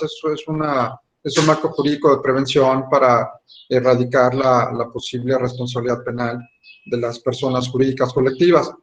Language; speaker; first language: Spanish; native; Spanish